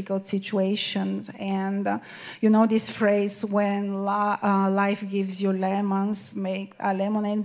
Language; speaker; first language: English; non-native, fluent; Bulgarian